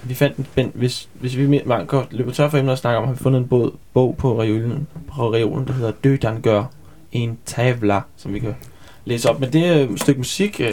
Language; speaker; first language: Danish; native; Danish